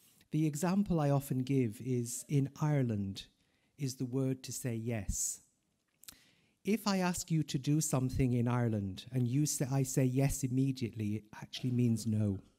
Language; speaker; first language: English; native; English